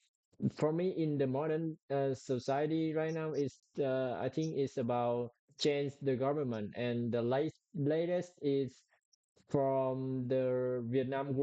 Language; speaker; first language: English; non-native, learner; Vietnamese